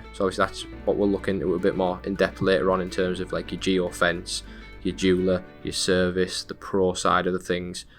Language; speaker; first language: English; native; English